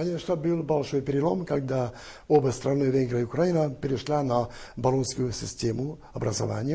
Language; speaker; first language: Russian; non-native, fluent; Hungarian